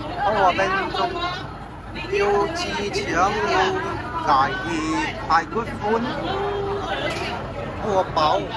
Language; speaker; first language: Chinese; native; Chinese